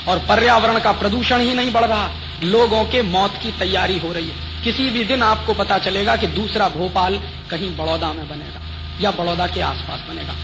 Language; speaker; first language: Hindi; native; Hindi